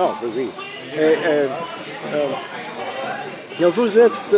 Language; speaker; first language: French; non-native, learner; English